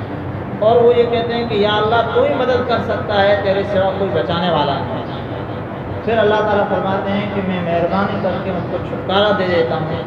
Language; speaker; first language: Urdu; native; Urdu